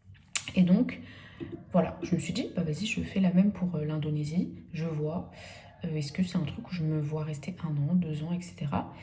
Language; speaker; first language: French; native; French